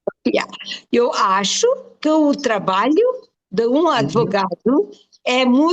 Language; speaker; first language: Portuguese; non-native, fluent; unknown